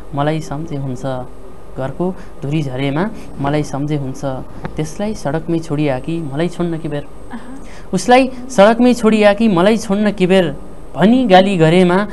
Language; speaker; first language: Nepali; native; Nepali